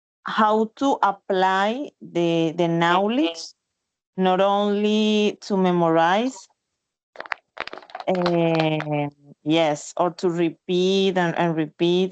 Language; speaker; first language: English; non-native, learner; Spanish